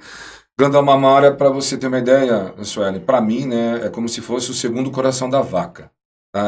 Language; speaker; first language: Portuguese; native; Portuguese